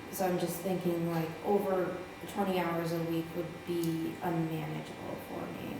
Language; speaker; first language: English; native; English